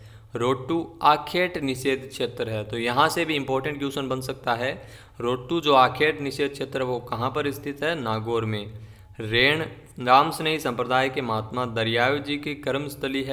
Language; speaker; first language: Hindi; native; Hindi